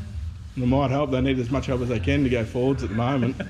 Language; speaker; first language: English; native; English